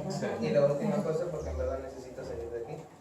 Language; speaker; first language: Spanish; native; Spanish